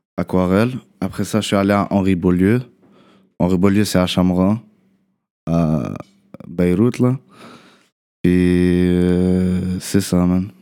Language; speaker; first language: French; early bilingual, other home language; Arabic